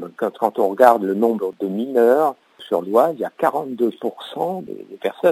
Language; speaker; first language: French; native; French